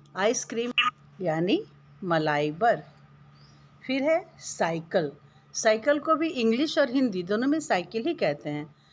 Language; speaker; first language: Hindi; native; Hindi